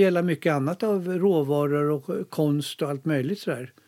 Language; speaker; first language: Swedish; native; Swedish